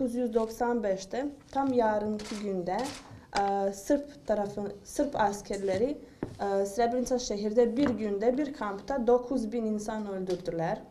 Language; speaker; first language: Turkish; non-native, fluent; Bosnian